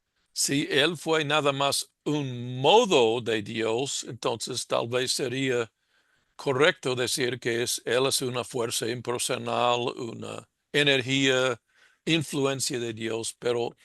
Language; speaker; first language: Spanish; non-native, fluent; English